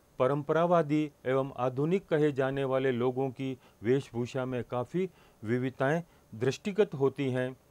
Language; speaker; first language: Hindi; native; Hindi